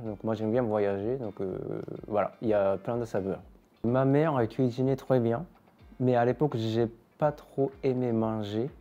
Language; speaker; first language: French; non-native, fluent; Japanese